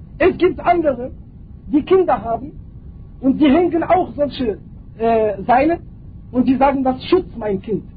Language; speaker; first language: German; non-native, fluent; Arabic